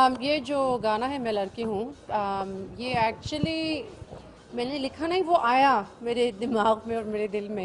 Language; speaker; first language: Hindi; early bilingual, heritage; English